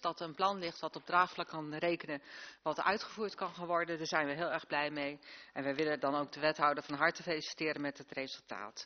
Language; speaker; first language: Dutch; native; Dutch